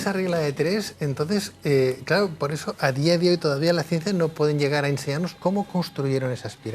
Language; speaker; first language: Spanish; native; Spanish